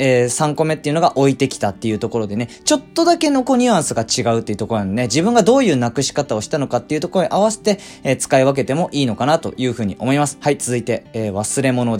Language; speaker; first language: Japanese; native; Japanese